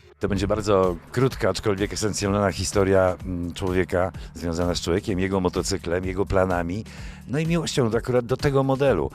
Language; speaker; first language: Polish; native; Polish